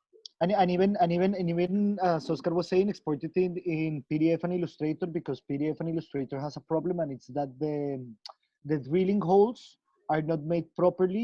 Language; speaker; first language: English; non-native, fluent; Spanish